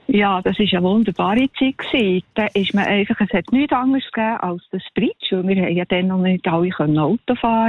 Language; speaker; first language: German; native; German